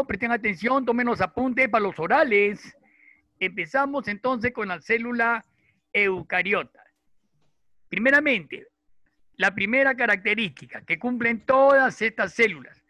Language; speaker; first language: Spanish; native; Spanish